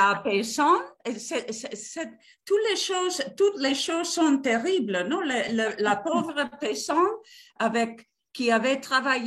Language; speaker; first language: French; non-native, learner; Spanish